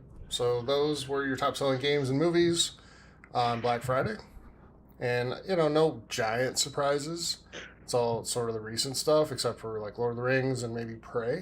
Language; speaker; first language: English; native; English